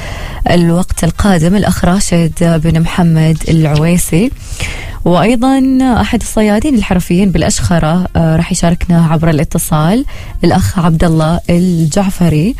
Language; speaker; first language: Arabic; native; Arabic